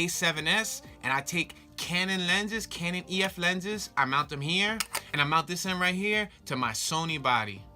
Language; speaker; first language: English; native; English